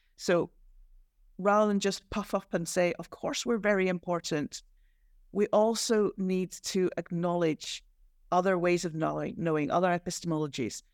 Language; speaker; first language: English; native; English